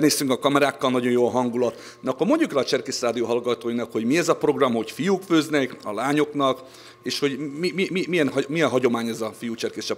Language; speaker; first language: Hungarian; native; Hungarian